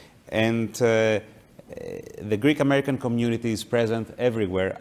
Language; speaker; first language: English; non-native, fluent; Greek